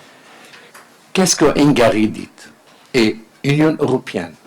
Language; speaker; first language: French; non-native, learner; Arabic